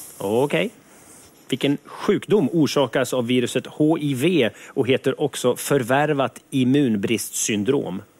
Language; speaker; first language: Swedish; native; Swedish